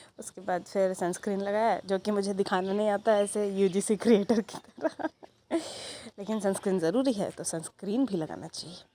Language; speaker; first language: Hindi; native; Hindi